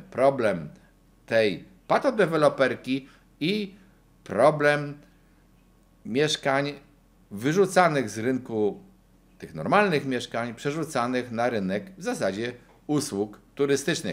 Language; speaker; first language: Polish; native; Polish